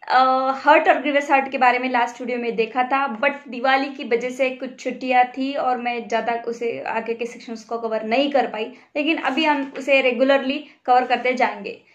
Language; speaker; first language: Hindi; non-native, local second language; Marathi